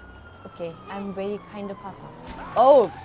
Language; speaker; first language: English; non-native, learner; Japanese